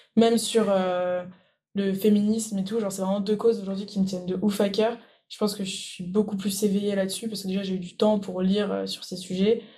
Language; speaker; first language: French; native; French